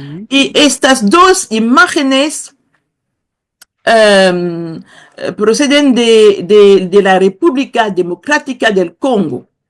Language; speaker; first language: Spanish; non-native, fluent; Kongo